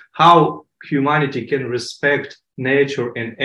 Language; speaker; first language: English; non-native, learner; Ukrainian